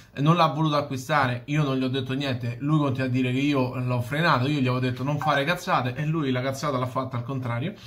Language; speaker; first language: Italian; native; Italian